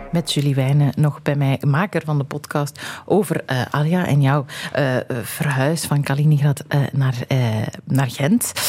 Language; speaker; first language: Dutch; native; Dutch